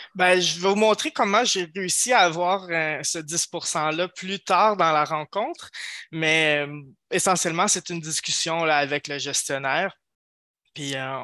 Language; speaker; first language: French; native; French